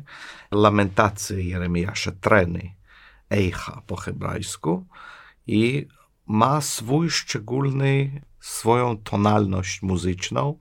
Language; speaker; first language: Polish; non-native, fluent; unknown